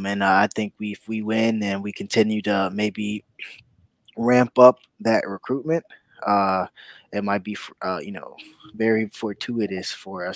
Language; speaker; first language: English; native; English